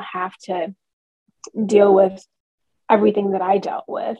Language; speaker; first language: English; native; English